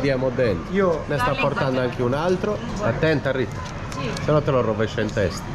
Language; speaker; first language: Italian; native; Italian